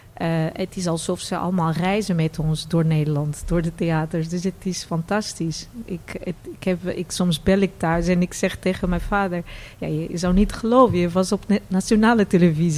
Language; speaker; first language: Dutch; non-native, fluent; Portuguese